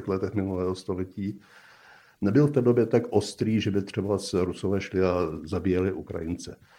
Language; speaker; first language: Czech; native; Czech